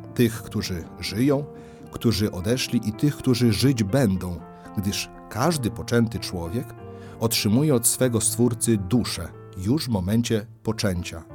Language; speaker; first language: Polish; native; Polish